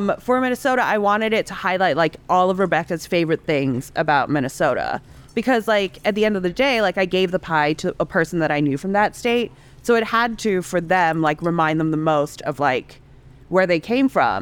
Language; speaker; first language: English; non-native, local second language; Cantonese